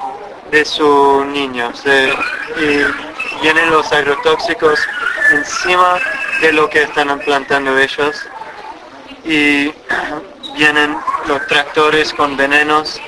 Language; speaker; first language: Spanish; non-native, fluent; English